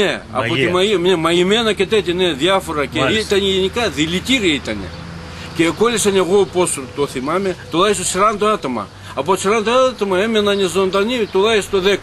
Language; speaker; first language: Greek; non-native, learner; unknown